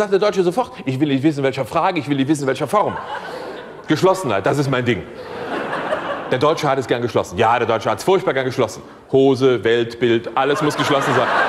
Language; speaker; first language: German; native; German